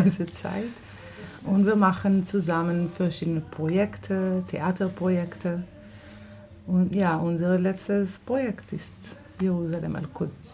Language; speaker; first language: German; non-native, fluent; Hebrew